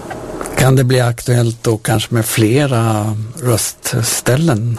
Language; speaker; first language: Swedish; native; Swedish